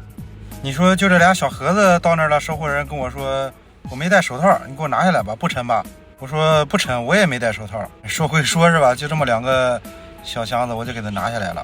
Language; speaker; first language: Chinese; native; Chinese